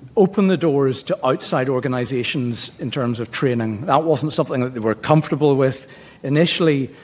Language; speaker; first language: English; native; English